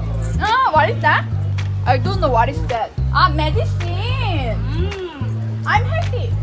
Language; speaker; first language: English; non-native, learner; Korean